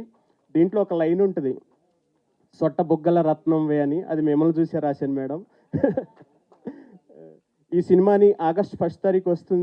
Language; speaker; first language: Telugu; native; Telugu